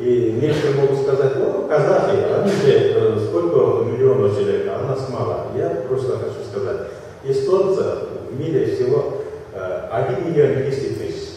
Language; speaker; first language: Russian; non-native, local second language; Kyrgyz